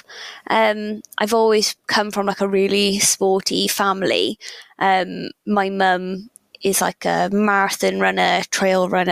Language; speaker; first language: English; native; English